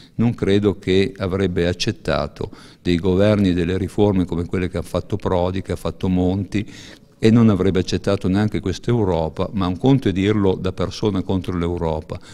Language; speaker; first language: Italian; native; Italian